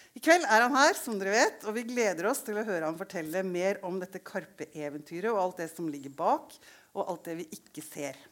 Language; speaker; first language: Norwegian; native; Norwegian